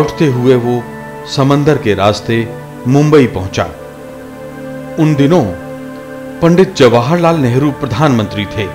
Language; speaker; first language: Hindi; native; Hindi